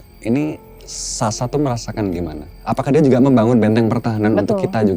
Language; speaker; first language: Indonesian; native; Indonesian